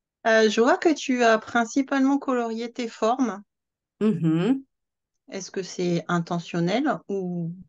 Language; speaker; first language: French; native; French